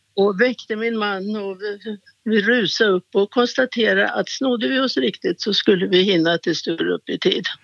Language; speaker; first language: Swedish; native; Swedish